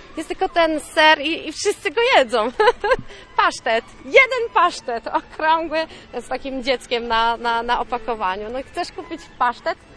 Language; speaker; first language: Polish; native; Polish